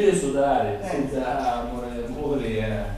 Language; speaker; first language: Italian; non-native, learner; Arabic